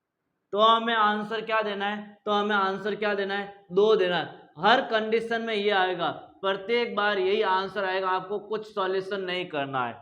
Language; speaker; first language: Hindi; native; Hindi